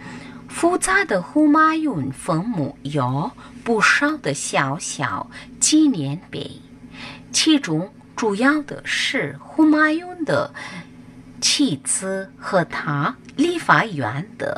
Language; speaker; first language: Chinese; non-native, fluent; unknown